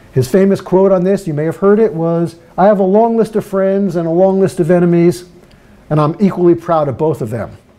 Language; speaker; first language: English; native; English